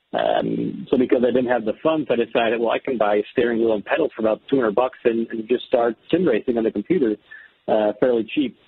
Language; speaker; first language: English; non-native, fluent; Dutch